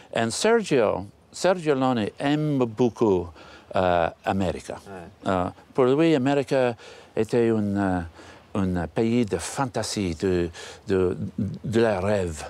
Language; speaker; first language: French; non-native, learner; English